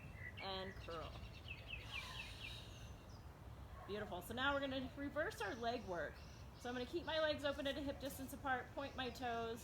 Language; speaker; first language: English; native; English